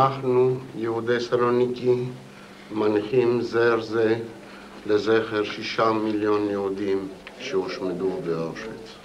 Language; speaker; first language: Hebrew; non-native, fluent; Ladino